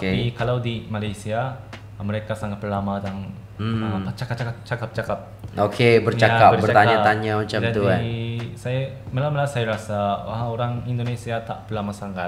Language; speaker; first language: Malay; non-native, fluent; Japanese